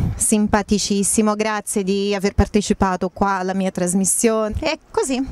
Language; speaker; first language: Italian; non-native, fluent; Portuguese